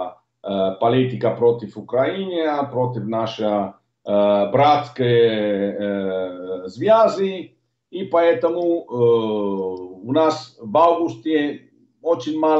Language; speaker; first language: Russian; non-native, learner; Italian